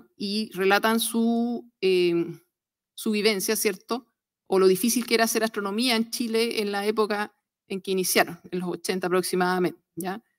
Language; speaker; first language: Spanish; native; Spanish